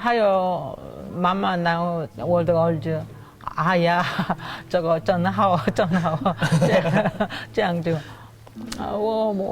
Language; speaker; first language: Chinese; non-native, learner; Korean